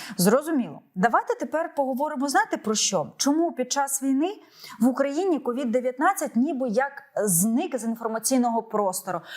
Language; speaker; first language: Ukrainian; native; Ukrainian